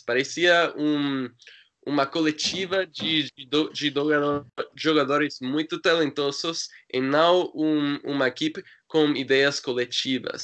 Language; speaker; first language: Portuguese; non-native, learner; English